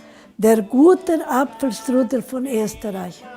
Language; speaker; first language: German; early bilingual, heritage; Portuguese